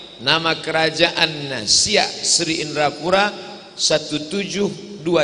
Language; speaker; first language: Indonesian; native; Indonesian